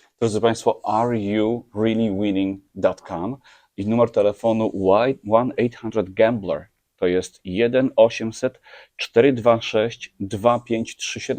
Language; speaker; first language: Polish; native; Polish